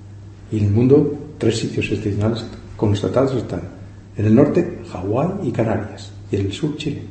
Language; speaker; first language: Spanish; native; Spanish